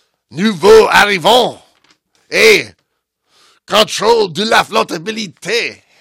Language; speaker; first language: French; non-native, learner; English